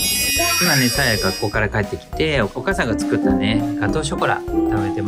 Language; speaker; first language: Japanese; native; Japanese